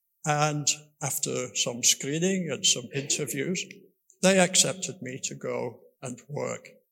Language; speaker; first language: English; native; English